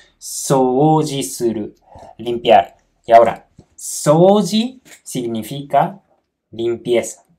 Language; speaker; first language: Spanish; non-native, fluent; Japanese